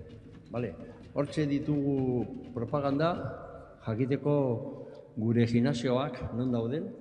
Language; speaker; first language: Basque; non-native, local second language; Spanish